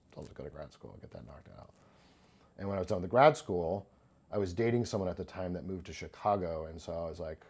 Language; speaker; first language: English; native; English